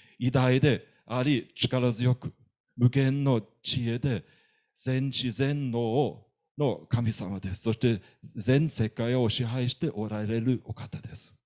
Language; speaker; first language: Japanese; non-native, fluent; German